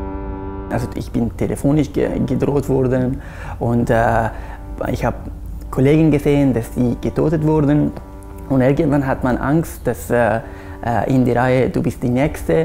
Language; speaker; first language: German; non-native, fluent; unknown